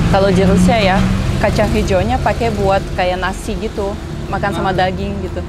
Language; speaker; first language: Indonesian; non-native, fluent; Russian